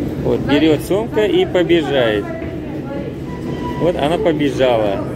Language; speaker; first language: Russian; non-native, learner; Tajik